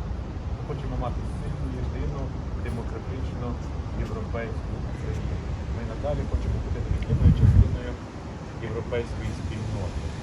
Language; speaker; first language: Ukrainian; native; Ukrainian